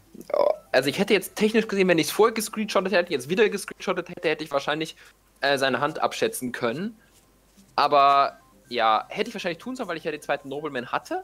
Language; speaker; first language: German; native; German